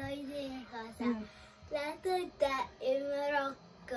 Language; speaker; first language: Italian; early bilingual, heritage; Italian